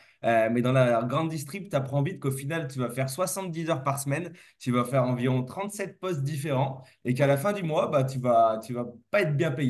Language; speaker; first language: French; native; French